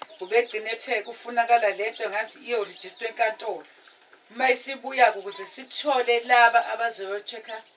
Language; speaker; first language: Zulu; native; Zulu